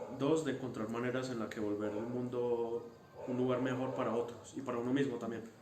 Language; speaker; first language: Spanish; early bilingual, heritage; Spanish